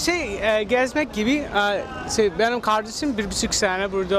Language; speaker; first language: Turkish; non-native, learner; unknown